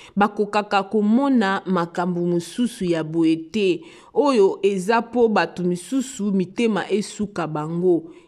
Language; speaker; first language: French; non-native, local second language; Lingala